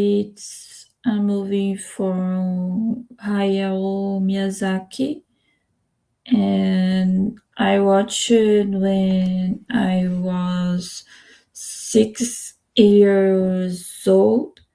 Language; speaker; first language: English; non-native, learner; Spanish